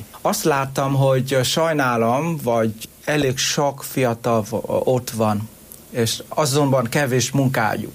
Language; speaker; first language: Hungarian; non-native, learner; Vietnamese